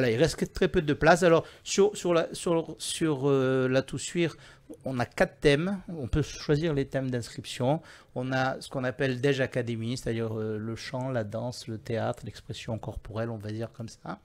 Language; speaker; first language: French; native; French